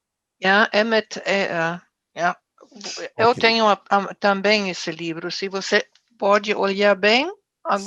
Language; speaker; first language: Portuguese; non-native, fluent; German